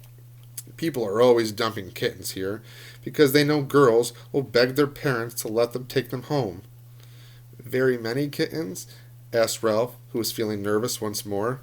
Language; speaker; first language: English; native; English